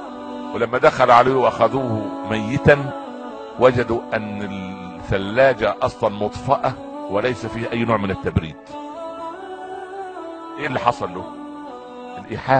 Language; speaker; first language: Arabic; native; Arabic